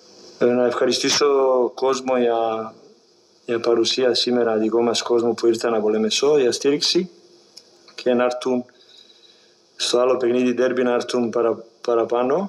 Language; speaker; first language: Greek; non-native, fluent; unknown